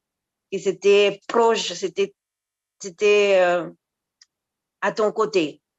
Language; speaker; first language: French; non-native, fluent; Spanish